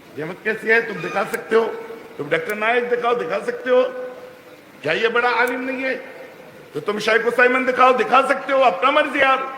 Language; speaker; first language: Urdu; non-native, local second language; Bangla